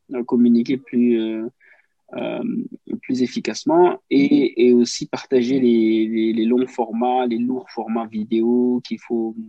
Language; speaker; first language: French; non-native, local second language; Kinyarwanda